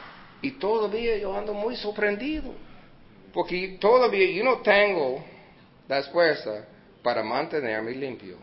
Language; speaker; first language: Spanish; early bilingual, heritage; Spanish